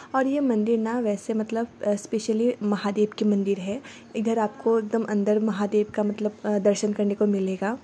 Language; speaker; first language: Hindi; non-native, local second language; Assamese